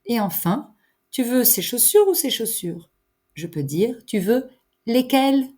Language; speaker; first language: French; native; French